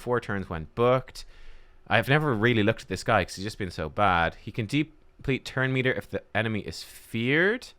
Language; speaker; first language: English; native; English